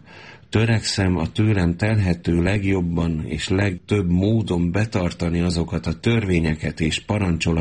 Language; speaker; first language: Hungarian; native; Hungarian